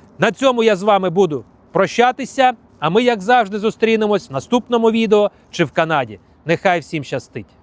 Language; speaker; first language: Ukrainian; non-native, local second language; Russian